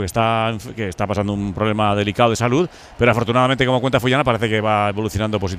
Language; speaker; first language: Spanish; native; Spanish